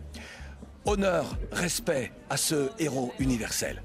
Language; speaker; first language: French; native; French